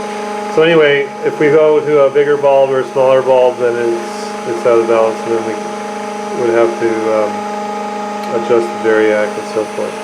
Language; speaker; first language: English; native; English